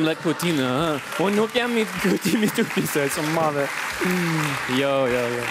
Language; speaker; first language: Albanian; non-native, learner; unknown